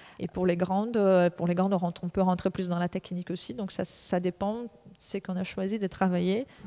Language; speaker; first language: French; non-native, fluent; Portuguese